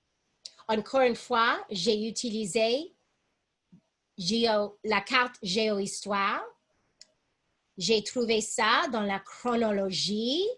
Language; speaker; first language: French; non-native, fluent; English